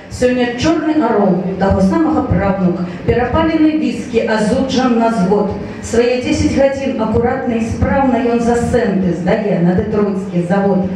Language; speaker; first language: Belarusian; native; Belarusian